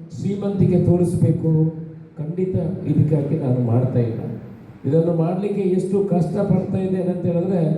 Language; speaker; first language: Kannada; non-native, local second language; Tulu